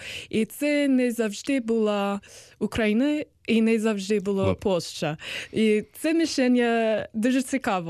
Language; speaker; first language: Ukrainian; non-native, learner; English